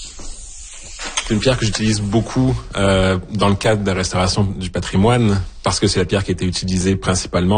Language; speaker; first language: French; native; French